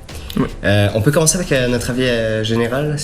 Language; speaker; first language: French; native; French